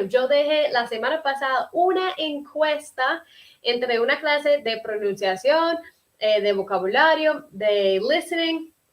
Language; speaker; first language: Spanish; non-native, fluent; English